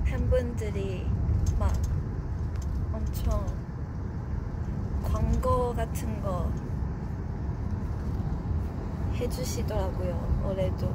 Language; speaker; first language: Korean; non-native, fluent; Chinese